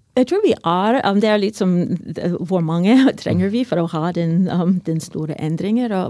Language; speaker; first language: Norwegian; non-native, fluent; English